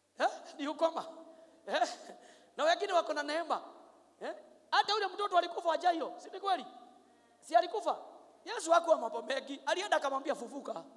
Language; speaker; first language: Swahili; non-native, local second language; Kikuyu